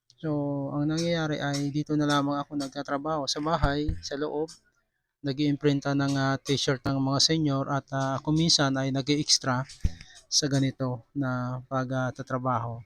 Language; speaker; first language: Filipino; non-native, local second language; Bikol